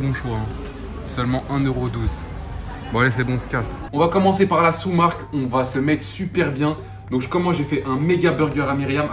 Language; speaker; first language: French; native; French